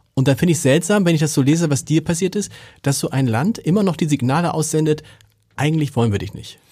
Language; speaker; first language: German; native; German